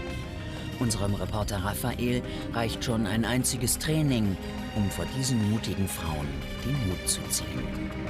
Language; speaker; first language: German; native; German